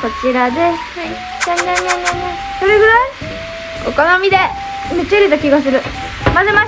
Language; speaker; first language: Japanese; native; Japanese